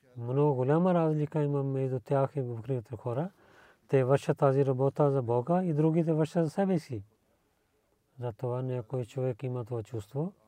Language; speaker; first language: Bulgarian; non-native, learner; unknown